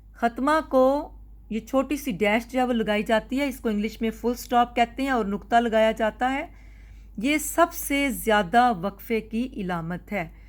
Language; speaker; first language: Urdu; non-native, local second language; Punjabi